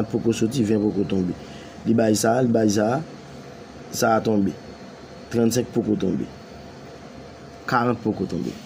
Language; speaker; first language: French; non-native, local second language; Haitian Creole